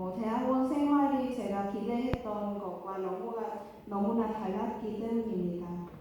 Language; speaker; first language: Korean; non-native, fluent; Vietnamese